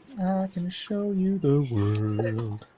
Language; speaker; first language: English; native; English